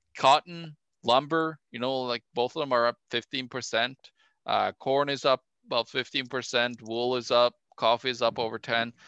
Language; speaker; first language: English; non-native, fluent; Norwegian